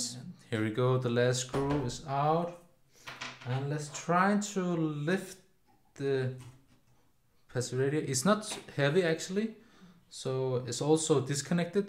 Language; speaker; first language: English; non-native, fluent; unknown